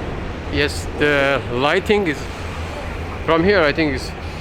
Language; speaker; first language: English; non-native, fluent; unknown